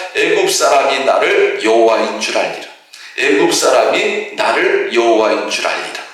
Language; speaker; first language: Korean; native; Korean